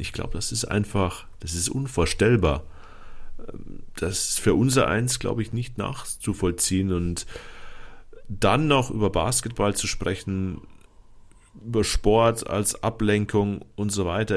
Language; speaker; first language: German; native; German